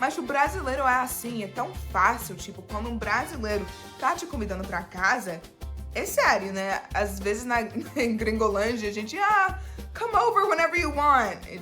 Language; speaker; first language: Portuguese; non-native, fluent; English